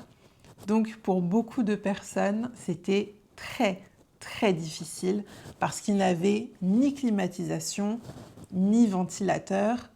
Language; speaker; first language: French; native; French